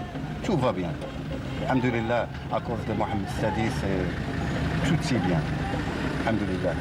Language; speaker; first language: French; non-native, local second language; Arabic